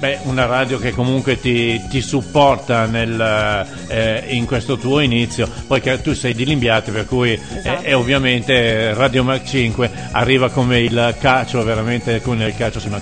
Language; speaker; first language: Italian; native; Italian